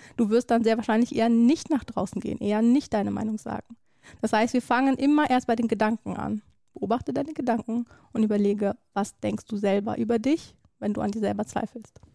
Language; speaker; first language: German; early bilingual, other home language; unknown